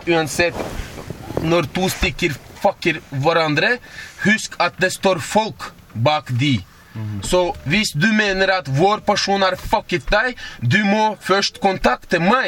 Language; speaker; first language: Norwegian; non-native, fluent; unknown